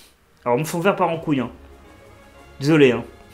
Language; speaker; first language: French; native; French